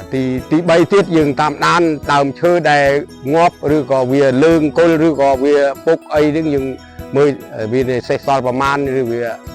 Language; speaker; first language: Khmer; non-native, local second language; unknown